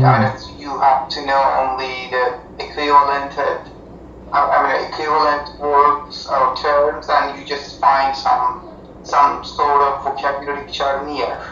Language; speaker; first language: English; non-native, fluent; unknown